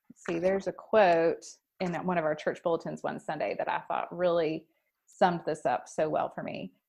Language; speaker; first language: English; native; English